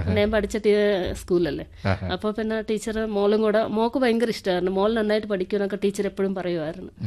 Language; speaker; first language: Malayalam; non-native, local second language; Telugu